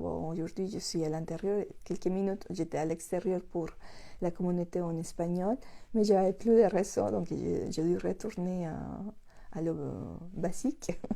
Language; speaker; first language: French; non-native, fluent; Spanish